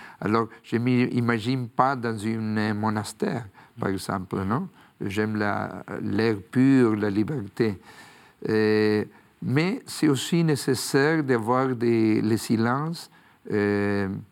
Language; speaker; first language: French; non-native, fluent; Spanish